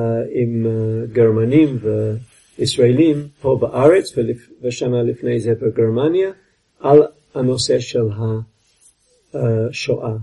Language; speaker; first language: Hebrew; non-native, fluent; English